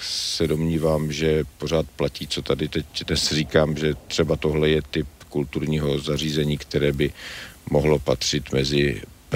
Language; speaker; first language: Czech; native; Czech